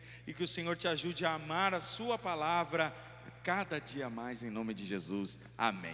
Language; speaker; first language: Portuguese; native; Portuguese